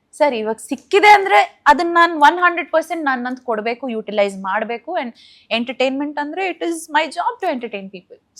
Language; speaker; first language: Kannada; native; Kannada